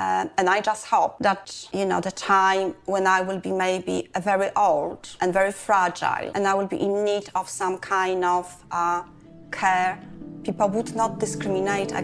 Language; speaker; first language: English; non-native, fluent; Polish